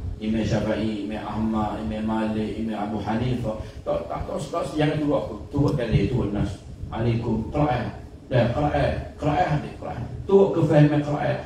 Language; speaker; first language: Malay; native; Malay